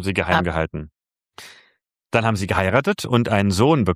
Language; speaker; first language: German; native; German